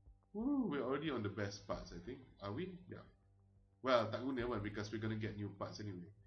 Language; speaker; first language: English; non-native, local second language; Malay